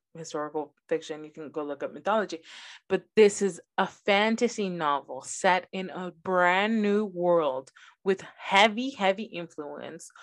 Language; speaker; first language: English; early bilingual, other home language; Spanish